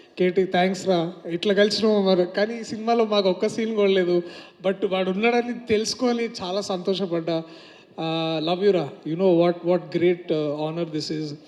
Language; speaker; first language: Telugu; native; Telugu